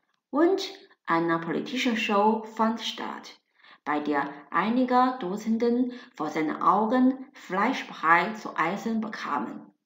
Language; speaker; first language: German; non-native, fluent; Chinese